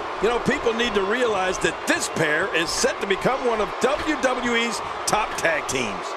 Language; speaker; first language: English; native; English